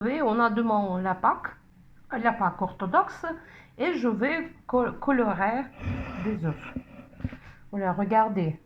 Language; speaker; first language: French; non-native, fluent; Russian